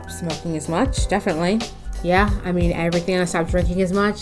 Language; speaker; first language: English; native; English